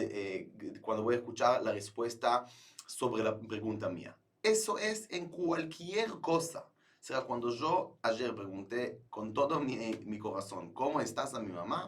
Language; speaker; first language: Spanish; non-native, fluent; Hebrew